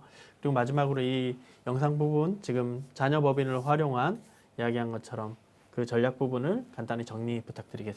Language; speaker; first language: Korean; native; Korean